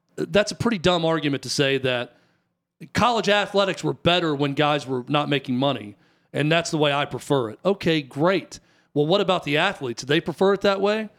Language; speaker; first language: English; native; English